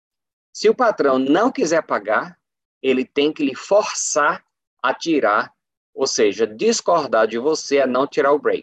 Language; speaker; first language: Portuguese; native; Portuguese